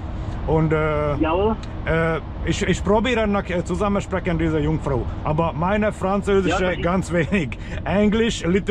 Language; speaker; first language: German; non-native, learner; Hungarian